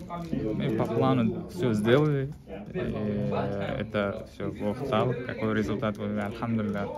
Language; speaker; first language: Russian; non-native, local second language; Uzbek